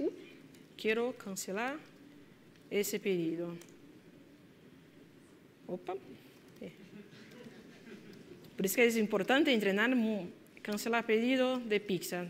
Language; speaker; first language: Spanish; non-native, fluent; Portuguese